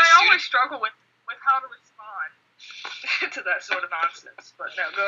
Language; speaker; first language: English; native; English